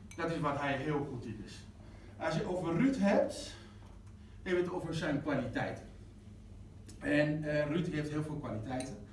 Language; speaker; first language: Dutch; non-native, fluent; Spanish